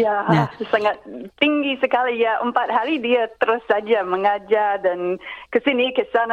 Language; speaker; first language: Indonesian; non-native, fluent; English